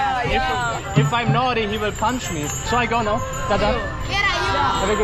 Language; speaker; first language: English; non-native, fluent; German